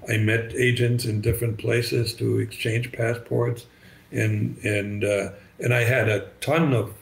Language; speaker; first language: English; non-native, fluent; German